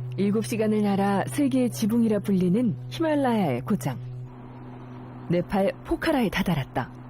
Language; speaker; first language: Korean; native; Korean